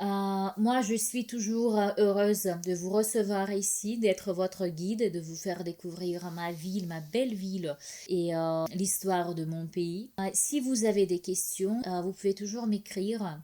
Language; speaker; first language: French; non-native, fluent; Russian